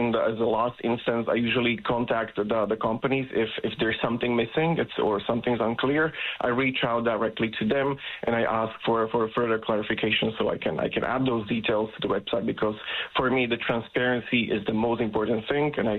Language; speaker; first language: English; non-native, fluent; Slovak